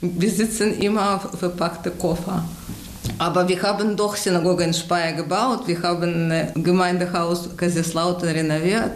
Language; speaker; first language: German; non-native, learner; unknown